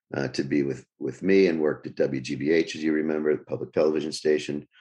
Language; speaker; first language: English; native; English